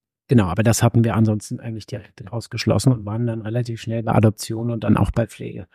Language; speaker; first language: German; native; German